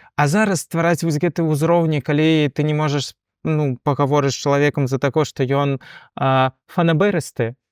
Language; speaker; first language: Belarusian; non-native, local second language; Russian